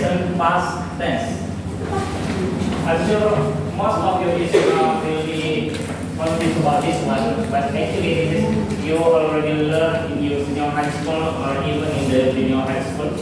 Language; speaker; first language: English; non-native, fluent; Indonesian